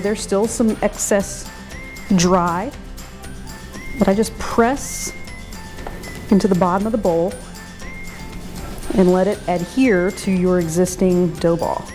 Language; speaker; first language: English; native; English